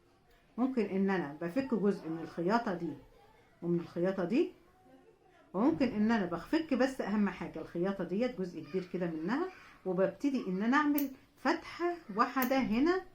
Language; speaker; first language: Arabic; native; Arabic